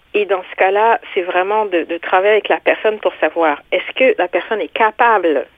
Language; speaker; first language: French; non-native, local second language; Kinyarwanda